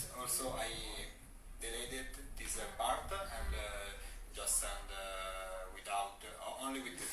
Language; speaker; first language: English; non-native, learner; Italian